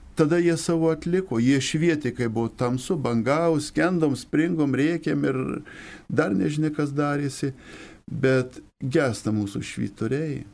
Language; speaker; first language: Lithuanian; native; Lithuanian